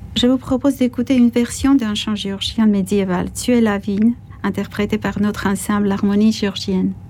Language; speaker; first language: French; non-native, fluent; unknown